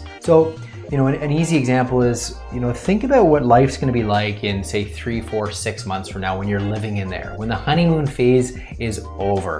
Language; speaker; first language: English; native; English